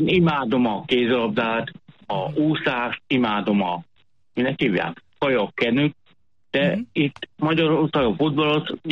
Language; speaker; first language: Hungarian; non-native, fluent; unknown